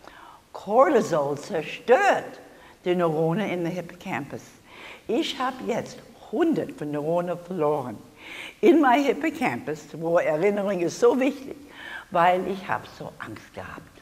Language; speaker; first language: German; non-native, learner; English